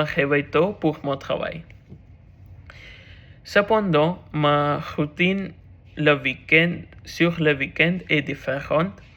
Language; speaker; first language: French; non-native, learner; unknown